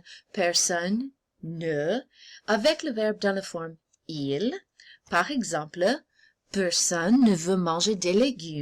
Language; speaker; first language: French; non-native, fluent; English